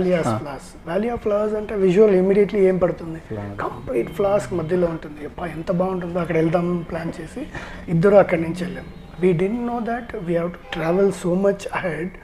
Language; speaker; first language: Telugu; non-native, learner; Tamil